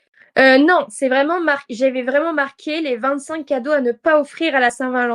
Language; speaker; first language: French; native; French